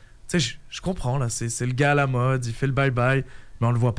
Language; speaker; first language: French; native; French